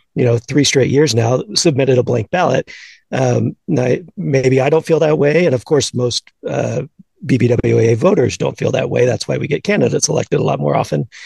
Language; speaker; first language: English; native; English